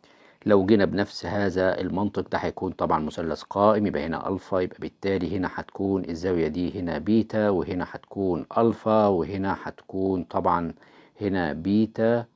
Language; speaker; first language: Arabic; native; Arabic